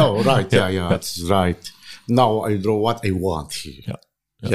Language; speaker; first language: English; non-native, learner; Arabic